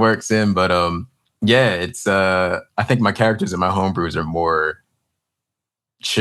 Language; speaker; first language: English; native; English